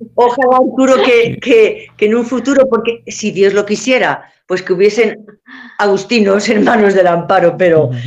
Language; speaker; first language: Spanish; native; Spanish